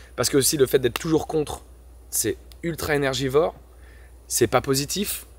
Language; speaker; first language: French; native; French